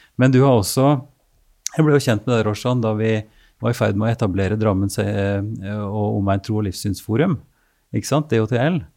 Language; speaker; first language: Norwegian; native; Norwegian